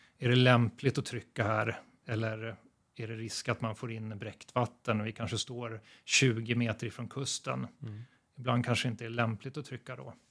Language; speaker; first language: Swedish; native; Swedish